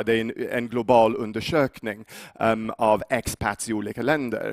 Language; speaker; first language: Swedish; non-native, fluent; English